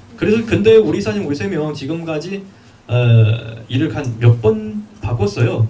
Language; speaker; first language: Korean; non-native, fluent; Chinese